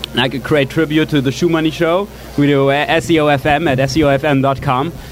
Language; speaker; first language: English; non-native, fluent; German